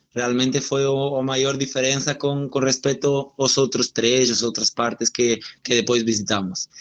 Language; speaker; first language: Portuguese; non-native, learner; Spanish